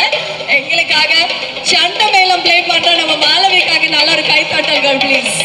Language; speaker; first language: Tamil; native; Tamil